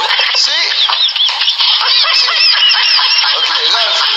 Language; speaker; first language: Spanish; non-native, learner; Haitian Creole